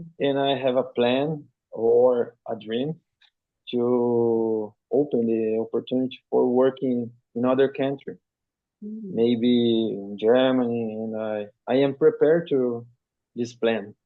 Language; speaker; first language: English; non-native, learner; Portuguese